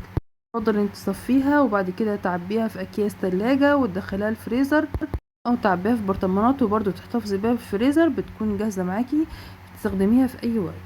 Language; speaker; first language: Arabic; native; Arabic